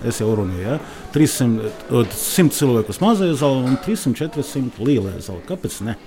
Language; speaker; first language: Latvian; non-native, local second language; Russian